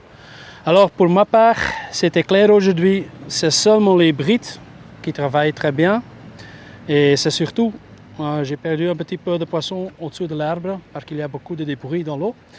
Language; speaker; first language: French; non-native, local second language; Dutch